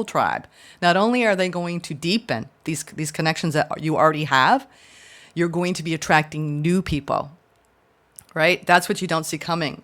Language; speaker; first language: English; native; English